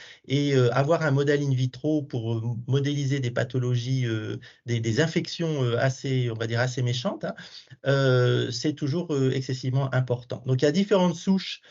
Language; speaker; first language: French; native; French